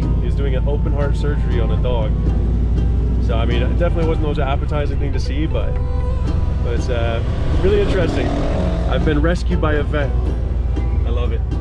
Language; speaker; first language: English; native; English